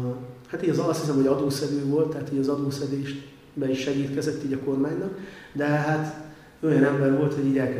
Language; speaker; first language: Hungarian; native; Hungarian